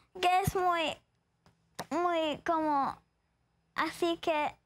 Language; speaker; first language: Spanish; early bilingual, heritage; English